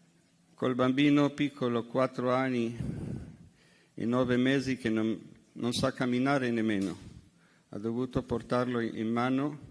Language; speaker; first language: Italian; non-native, fluent; Hebrew